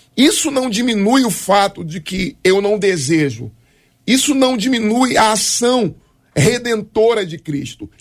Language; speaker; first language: Portuguese; native; Portuguese